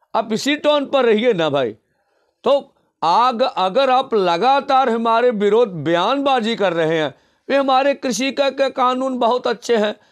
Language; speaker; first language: Hindi; non-native, local second language; Punjabi